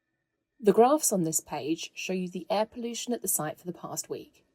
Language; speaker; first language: English; native; English